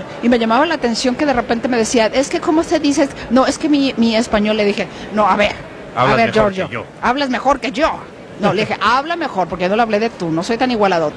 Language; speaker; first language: Spanish; native; Spanish